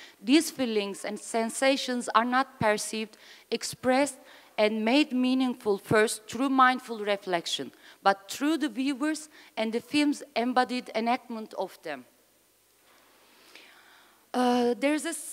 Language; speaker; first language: English; non-native, fluent; Turkish